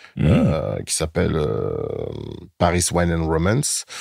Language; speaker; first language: French; early bilingual, heritage; French